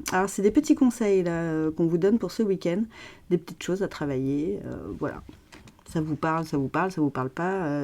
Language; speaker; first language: French; native; French